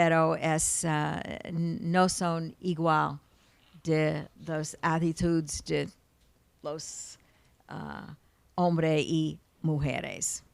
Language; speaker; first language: Spanish; non-native, learner; English